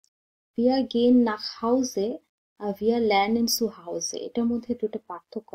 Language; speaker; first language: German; non-native, fluent; Bangla